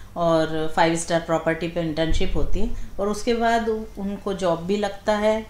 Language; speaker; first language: Hindi; native; Hindi